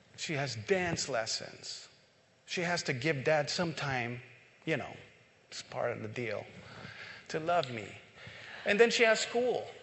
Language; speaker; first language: English; non-native, local second language; Filipino